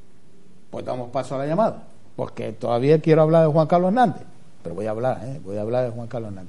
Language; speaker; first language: Spanish; native; Spanish